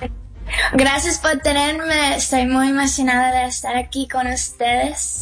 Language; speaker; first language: Spanish; early bilingual, heritage; Spanish